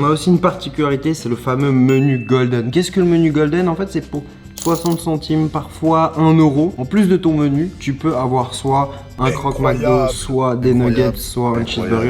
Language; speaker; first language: French; native; French